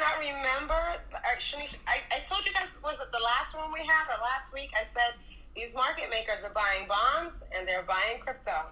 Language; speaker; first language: English; native; English